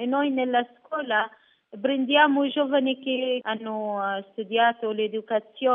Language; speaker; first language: Italian; non-native, learner; Arabic